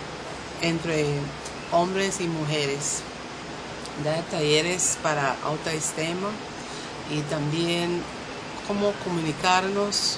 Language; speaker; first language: Spanish; non-native, local second language; English